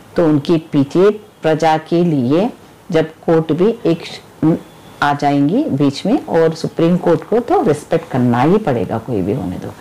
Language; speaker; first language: Hindi; non-native, local second language; Telugu